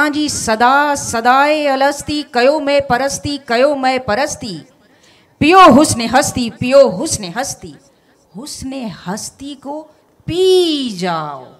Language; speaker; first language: Urdu; non-native, local second language; Sindhi